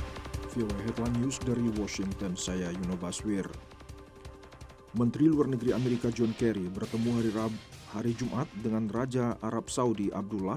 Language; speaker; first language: Indonesian; native; Indonesian